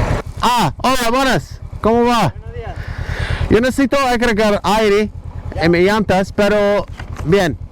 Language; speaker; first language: Spanish; non-native, learner; English